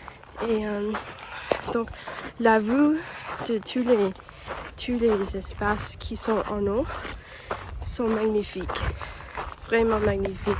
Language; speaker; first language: French; non-native, learner; English